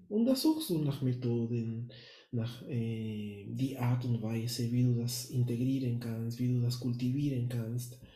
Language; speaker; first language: German; non-native, fluent; Spanish